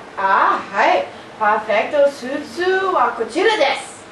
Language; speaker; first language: Japanese; non-native, learner; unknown